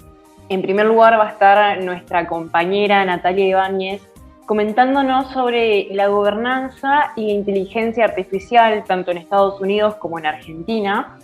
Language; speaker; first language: Spanish; native; Spanish